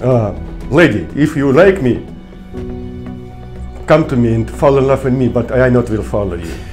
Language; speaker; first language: English; non-native, learner; Russian